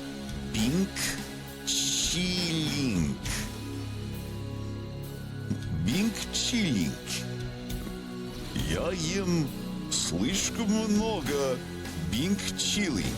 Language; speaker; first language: Russian; non-native, learner; English